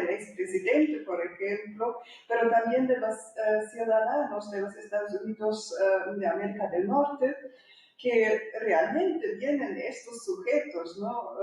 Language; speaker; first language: Spanish; non-native, fluent; German